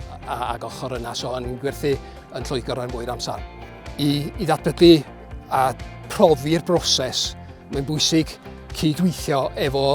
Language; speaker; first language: Welsh; native; Welsh